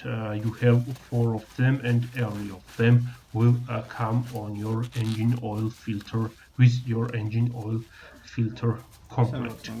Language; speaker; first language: English; non-native, learner; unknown